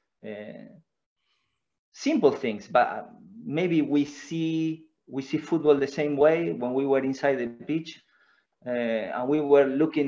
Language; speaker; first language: English; non-native, fluent; Spanish